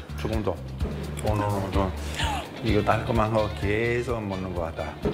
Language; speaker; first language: Korean; non-native, fluent; Italian